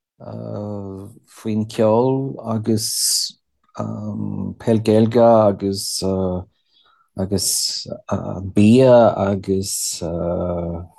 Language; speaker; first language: Irish; non-native, learner; English